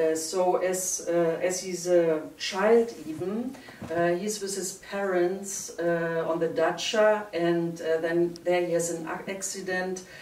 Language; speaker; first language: English; non-native, fluent; German